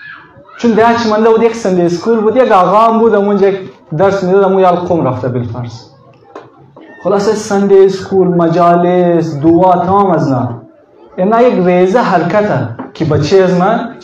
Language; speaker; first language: Persian; native; Persian